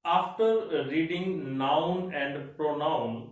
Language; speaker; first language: English; non-native, local second language; Punjabi